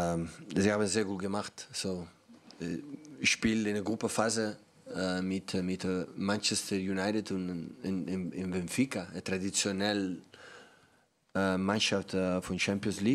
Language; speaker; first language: German; non-native, learner; Catalan